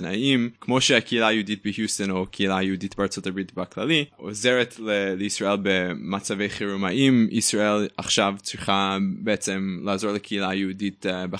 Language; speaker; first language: Hebrew; non-native, fluent; English